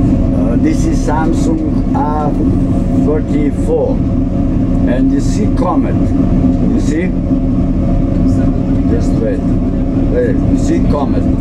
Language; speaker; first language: English; non-native, learner; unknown